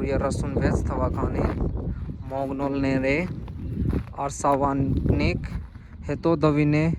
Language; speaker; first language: Armenian; non-native, learner; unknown